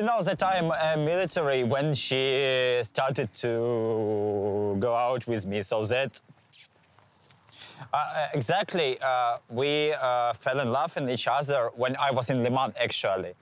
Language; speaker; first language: English; non-native, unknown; Ukrainian